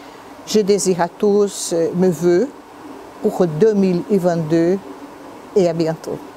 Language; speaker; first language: French; non-native, fluent; Portuguese